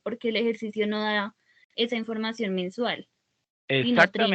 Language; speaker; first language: Spanish; native; Spanish